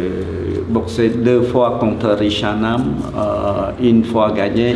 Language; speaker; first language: French; non-native, fluent; Khmer